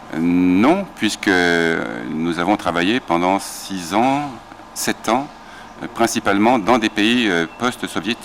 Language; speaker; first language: French; native; French